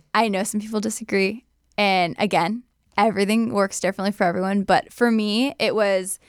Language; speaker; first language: English; native; English